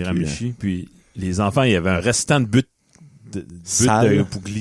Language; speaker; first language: French; native; French